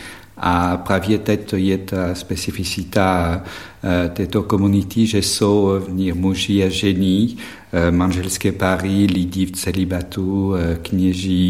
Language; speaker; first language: Czech; non-native, fluent; French